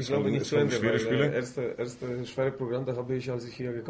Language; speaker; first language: German; non-native, fluent; Polish